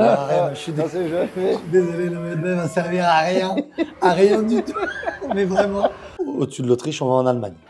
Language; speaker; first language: French; native; French